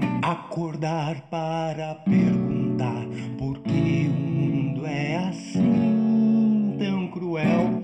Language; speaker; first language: Portuguese; native; Portuguese